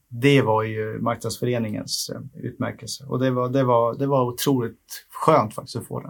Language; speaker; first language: Swedish; native; Swedish